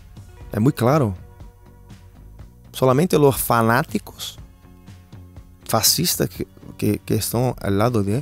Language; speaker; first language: Spanish; non-native, fluent; Portuguese